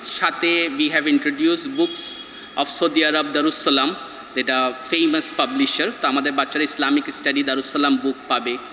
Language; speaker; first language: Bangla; native; Bangla